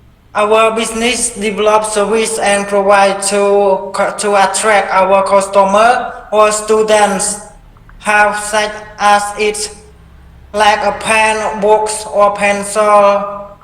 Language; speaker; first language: English; non-native, learner; Khmer